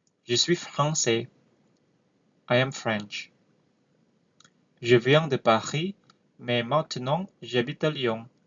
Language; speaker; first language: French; non-native, learner; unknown